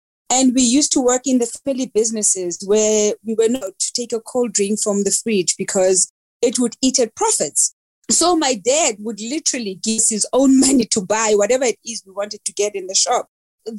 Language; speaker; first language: English; non-native, local second language; Xhosa